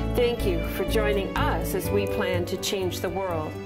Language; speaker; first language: English; native; English